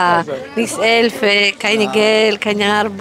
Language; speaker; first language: German; non-native, learner; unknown